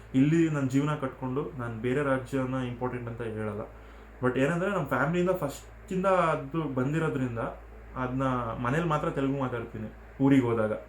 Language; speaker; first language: Kannada; non-native, local second language; Telugu